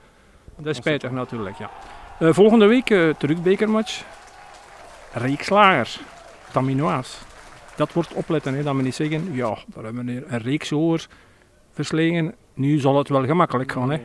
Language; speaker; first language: Dutch; native; Dutch